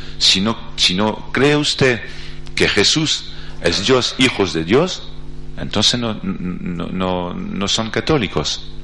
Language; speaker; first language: Spanish; non-native, fluent; French